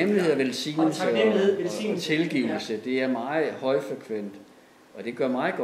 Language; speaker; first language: Danish; native; Danish